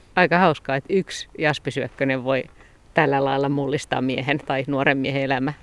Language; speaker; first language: Finnish; native; Finnish